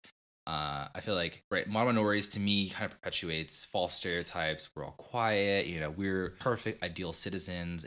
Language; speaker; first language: English; early bilingual, other home language; Vietnamese